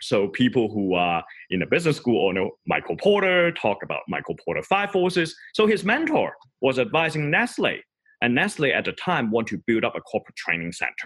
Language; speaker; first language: English; non-native, local second language; Cantonese